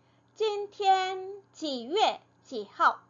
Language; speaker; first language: Chinese; non-native, fluent; Korean